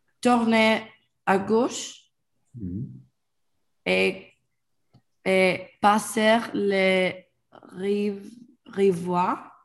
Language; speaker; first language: French; non-native, learner; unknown